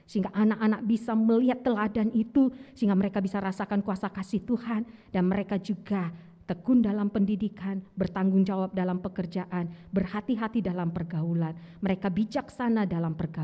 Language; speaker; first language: Indonesian; native; Indonesian